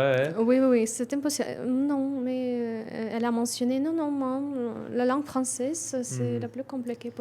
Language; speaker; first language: French; non-native, fluent; Russian